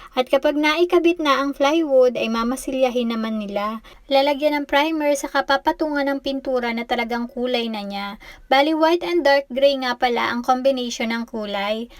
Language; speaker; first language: Filipino; native; Filipino